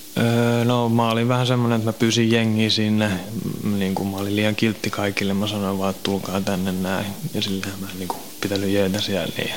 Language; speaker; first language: Finnish; native; Finnish